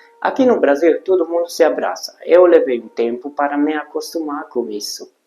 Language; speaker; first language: Portuguese; non-native, fluent; Hungarian